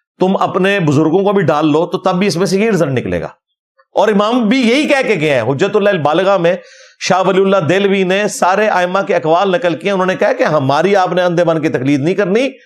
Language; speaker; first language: Urdu; non-native, local second language; Punjabi